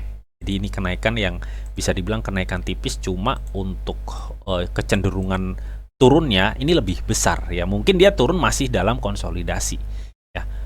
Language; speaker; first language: Indonesian; native; Indonesian